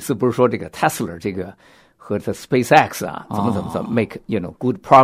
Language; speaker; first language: Chinese; native; Chinese